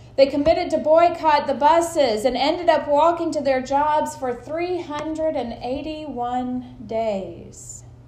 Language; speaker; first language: English; native; English